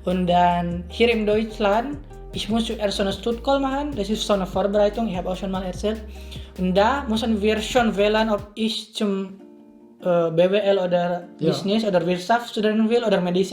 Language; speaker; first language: German; non-native, learner; Indonesian